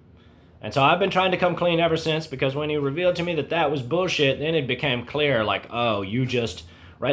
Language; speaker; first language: English; native; English